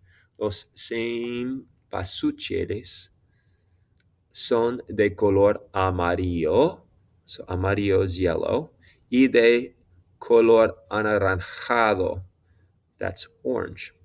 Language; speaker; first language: Spanish; non-native, fluent; English